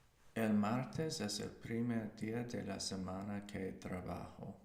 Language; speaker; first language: Spanish; non-native, learner; English